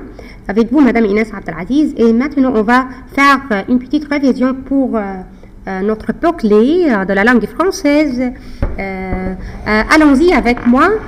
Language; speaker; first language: French; non-native, fluent; Arabic